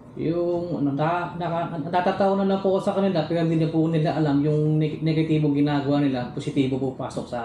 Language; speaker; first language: Filipino; native; Filipino